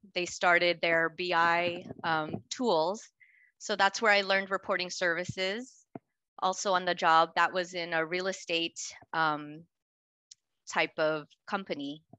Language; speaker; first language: English; native; English